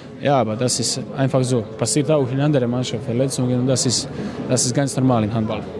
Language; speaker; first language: German; non-native, learner; Croatian